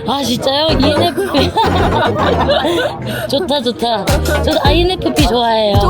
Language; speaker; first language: Korean; native; Korean